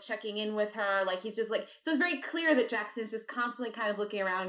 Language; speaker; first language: English; native; English